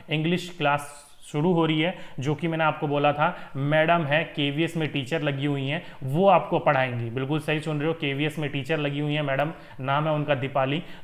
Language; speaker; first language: Hindi; native; Hindi